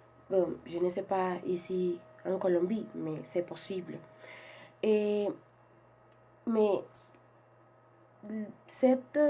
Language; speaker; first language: French; non-native, learner; Spanish